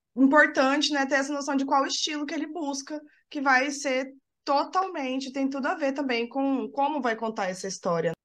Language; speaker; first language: Portuguese; native; Portuguese